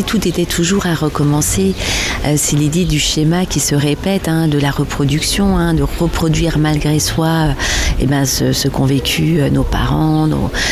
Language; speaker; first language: French; native; French